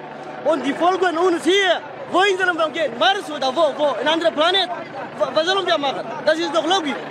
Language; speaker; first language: German; non-native, fluent; Tigrinya